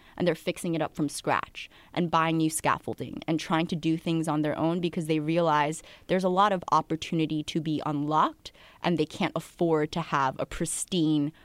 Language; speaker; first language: English; native; English